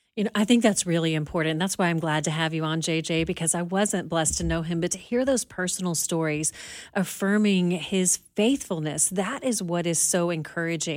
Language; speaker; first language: English; native; English